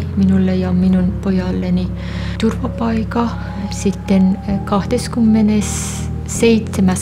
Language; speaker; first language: Finnish; non-native, fluent; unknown